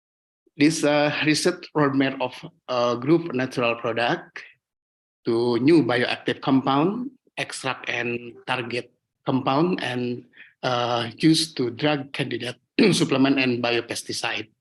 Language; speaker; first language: English; non-native, learner; Indonesian